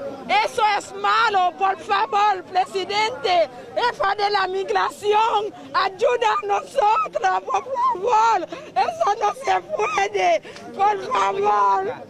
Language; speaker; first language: Spanish; non-native, learner; Haitian Creole